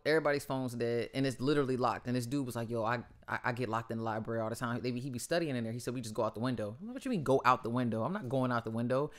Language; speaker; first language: English; native; English